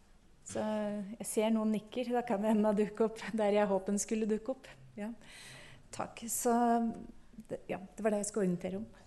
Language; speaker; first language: Norwegian; native; Norwegian